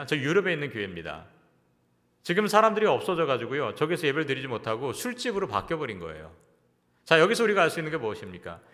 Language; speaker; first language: Korean; native; Korean